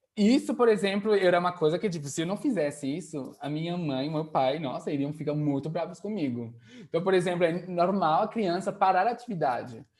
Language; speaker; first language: Portuguese; non-native, fluent; French